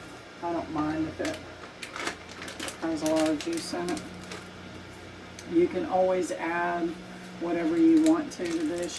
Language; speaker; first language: English; native; English